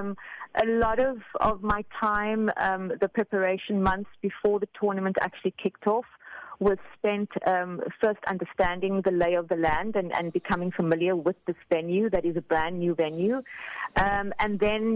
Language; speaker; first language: English; native; English